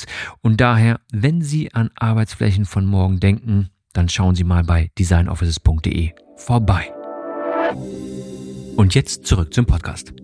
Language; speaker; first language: German; native; German